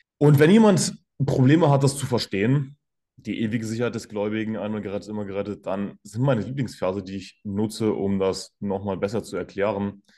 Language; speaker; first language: German; native; German